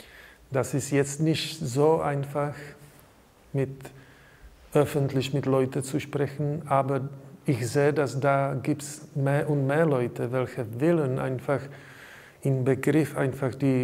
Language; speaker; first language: German; non-native, learner; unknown